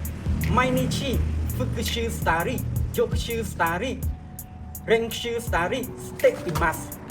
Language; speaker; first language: Japanese; non-native, learner; Khmer